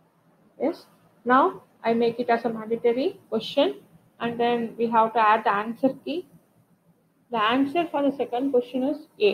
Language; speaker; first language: English; non-native, local second language; Tamil